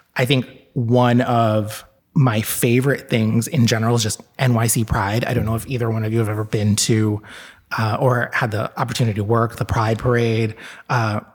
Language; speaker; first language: English; native; English